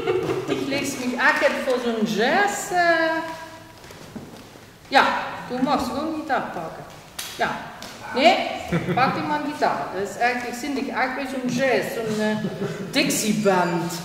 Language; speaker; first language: Dutch; native; Dutch